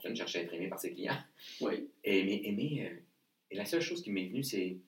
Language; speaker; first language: French; native; French